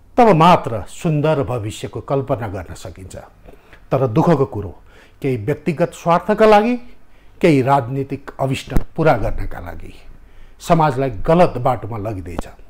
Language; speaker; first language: Nepali; native; Nepali